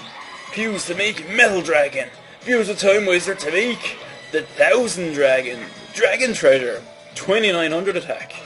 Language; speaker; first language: English; native; English